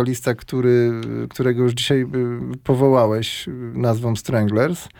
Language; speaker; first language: Polish; native; Polish